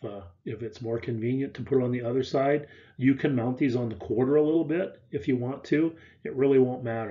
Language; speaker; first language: English; native; English